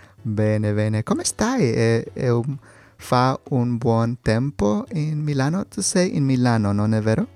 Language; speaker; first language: Italian; non-native, learner; Spanish